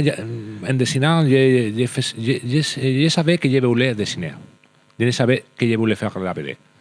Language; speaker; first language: French; non-native, learner; Spanish